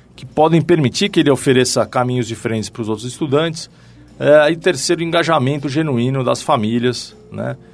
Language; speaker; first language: Portuguese; native; Portuguese